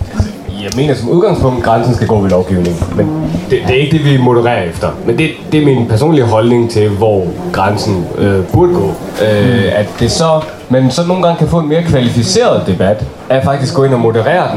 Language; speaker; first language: Danish; native; Danish